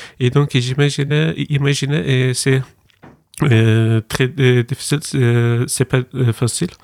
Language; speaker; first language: French; non-native, learner; Turkish